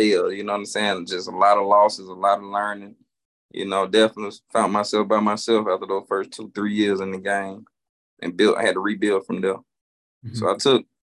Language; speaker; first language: English; native; English